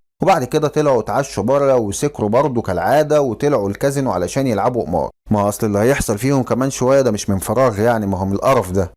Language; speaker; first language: Arabic; native; Arabic